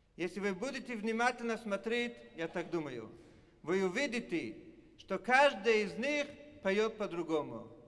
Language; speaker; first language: Russian; non-native, fluent; Italian